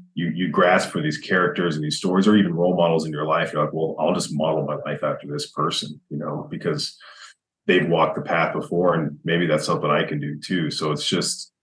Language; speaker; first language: English; native; English